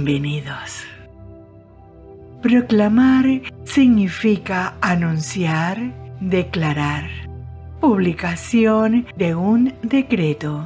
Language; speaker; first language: Spanish; native; Spanish